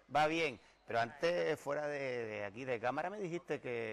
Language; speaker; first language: Spanish; native; Spanish